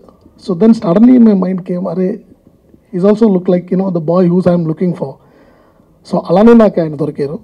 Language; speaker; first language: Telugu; non-native, fluent; Tamil